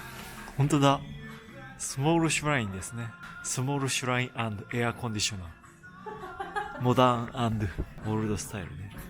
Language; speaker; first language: Japanese; native; Japanese